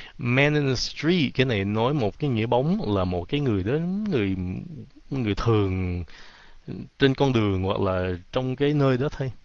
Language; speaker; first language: Vietnamese; early bilingual, heritage; Vietnamese